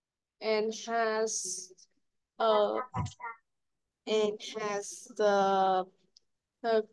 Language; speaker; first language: English; non-native, learner; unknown